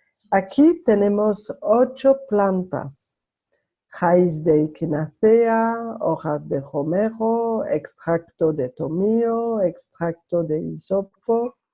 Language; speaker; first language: Spanish; non-native, learner; French